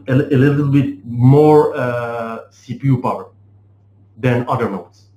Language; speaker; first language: English; non-native, fluent; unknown